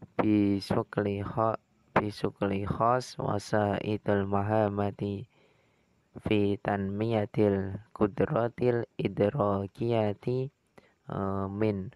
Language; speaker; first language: Arabic; non-native, learner; Indonesian